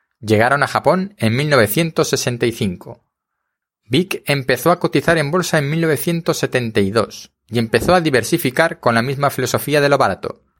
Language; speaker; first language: Spanish; native; Spanish